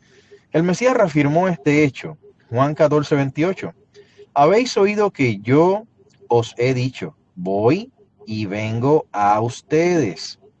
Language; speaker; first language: Spanish; native; Spanish